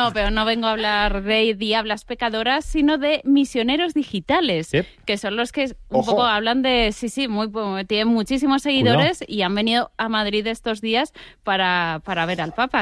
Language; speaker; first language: Spanish; native; Spanish